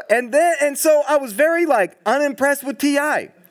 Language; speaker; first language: English; native; English